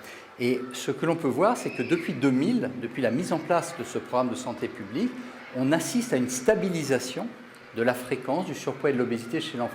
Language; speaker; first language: French; native; French